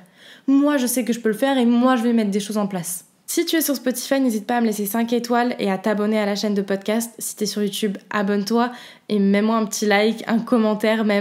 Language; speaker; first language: French; native; French